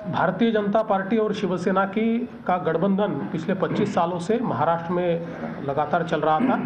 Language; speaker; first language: Hindi; non-native, local second language; Marathi